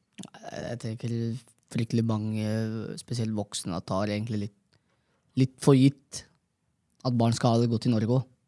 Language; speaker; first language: Norwegian; early bilingual, other home language; Somali